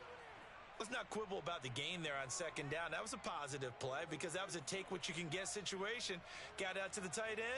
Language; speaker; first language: English; native; English